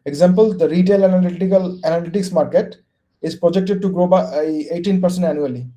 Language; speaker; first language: English; non-native, local second language; Bangla